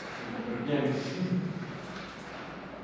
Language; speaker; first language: Spanish; non-native, learner; English